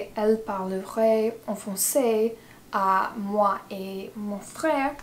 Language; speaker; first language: French; non-native, learner; English